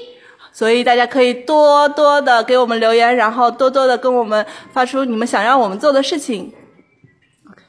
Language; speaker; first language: Chinese; native; Chinese